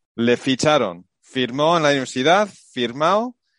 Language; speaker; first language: Spanish; non-native, fluent; English